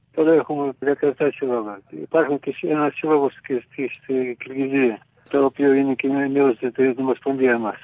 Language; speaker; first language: Greek; early bilingual, heritage; Greek